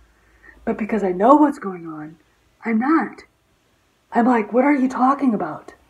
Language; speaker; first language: English; native; English